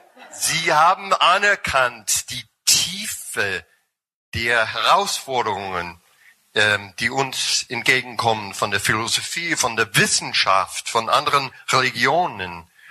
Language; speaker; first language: German; non-native, fluent; English